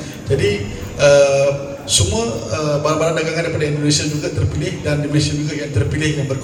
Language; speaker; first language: Malay; native; Malay